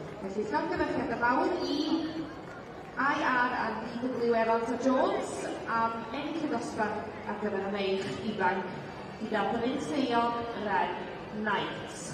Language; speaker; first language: Welsh; native; Welsh